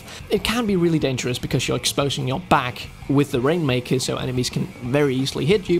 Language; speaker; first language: English; non-native, fluent; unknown